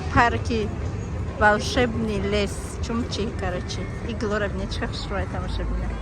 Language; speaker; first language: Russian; non-native, local second language; Tajik